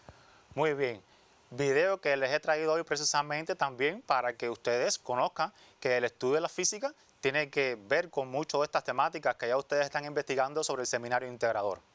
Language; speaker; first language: Spanish; native; Spanish